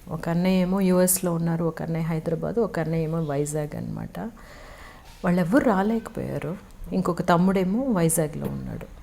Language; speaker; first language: Telugu; native; Telugu